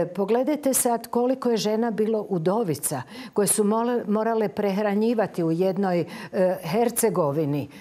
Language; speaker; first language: Croatian; native; Croatian